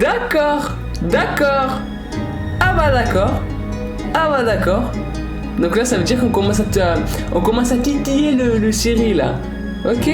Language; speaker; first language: French; native; French